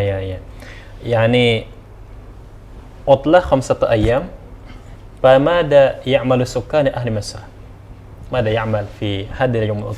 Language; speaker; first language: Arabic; non-native, learner; Indonesian